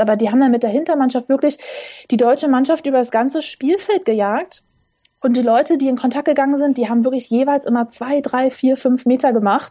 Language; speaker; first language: German; native; German